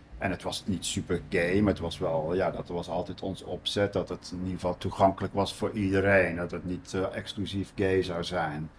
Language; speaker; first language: Dutch; native; Dutch